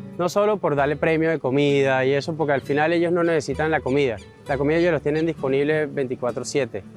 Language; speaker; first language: Spanish; native; Spanish